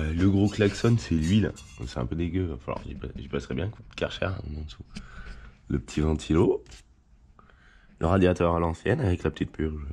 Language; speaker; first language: French; native; French